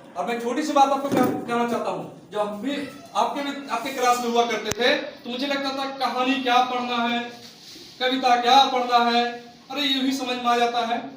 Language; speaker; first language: Hindi; native; Hindi